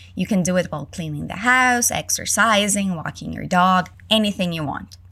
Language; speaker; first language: English; early bilingual, other home language; Portuguese